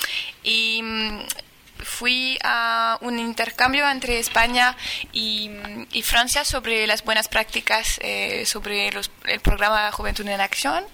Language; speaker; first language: Spanish; non-native, fluent; French